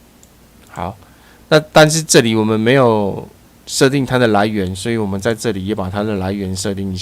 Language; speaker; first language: Chinese; native; Chinese